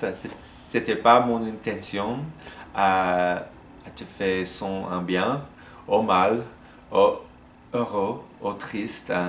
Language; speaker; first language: French; non-native, learner; English